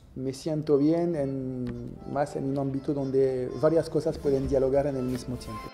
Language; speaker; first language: Spanish; non-native, fluent; French